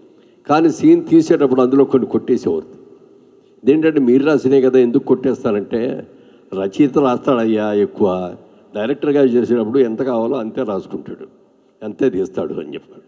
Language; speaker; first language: Telugu; native; Telugu